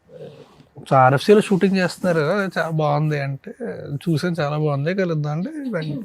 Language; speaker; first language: Telugu; native; Telugu